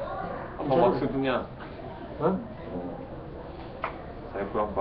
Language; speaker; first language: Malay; non-native, learner; Korean